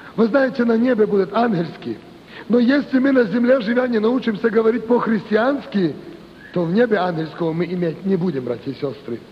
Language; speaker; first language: Russian; non-native, local second language; Ukrainian